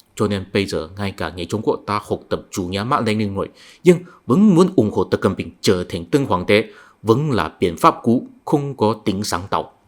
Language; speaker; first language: Vietnamese; non-native, fluent; Chinese